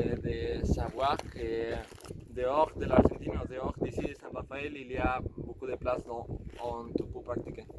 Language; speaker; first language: French; non-native, learner; Spanish